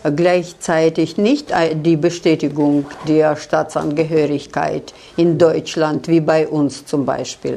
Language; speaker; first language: German; non-native, fluent; Russian